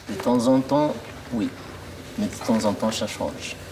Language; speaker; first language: French; non-native, learner; Arabic